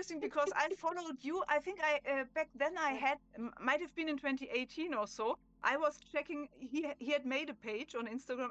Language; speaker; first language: English; non-native, fluent; German